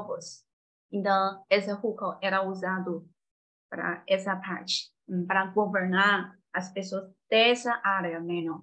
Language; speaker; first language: Portuguese; non-native, fluent; Chinese